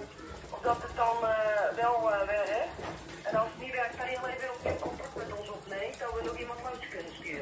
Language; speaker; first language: Dutch; native; Dutch